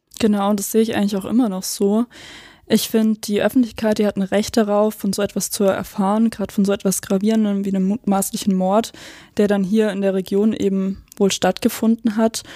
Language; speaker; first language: German; native; German